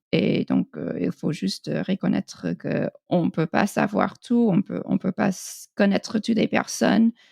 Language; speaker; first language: French; non-native, fluent; English